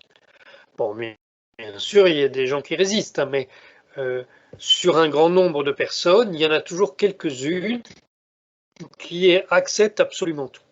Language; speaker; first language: French; native; French